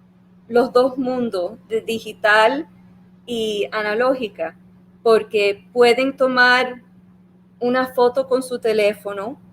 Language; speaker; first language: Spanish; early bilingual, heritage; Spanish